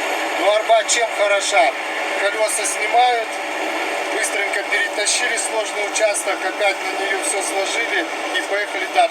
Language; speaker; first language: Russian; native; Russian